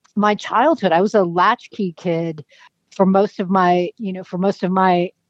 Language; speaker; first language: English; native; English